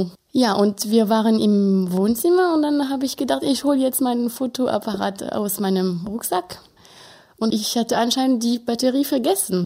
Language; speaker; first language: German; non-native, fluent; French